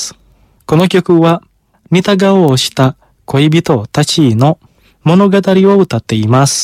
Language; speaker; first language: Japanese; non-native, fluent; Indonesian